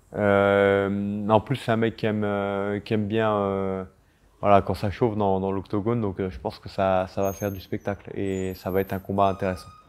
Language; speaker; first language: French; native; French